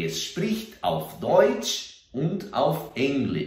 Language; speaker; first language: German; non-native, fluent; Portuguese